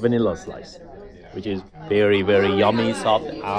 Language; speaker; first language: English; non-native, fluent; Persian